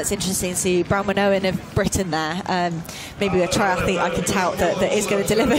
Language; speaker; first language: English; native; English